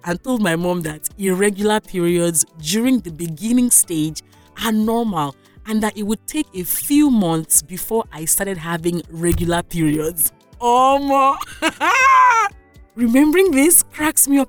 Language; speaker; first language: English; non-native, local second language; Yoruba